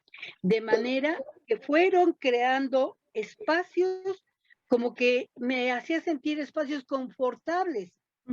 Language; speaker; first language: Spanish; native; Spanish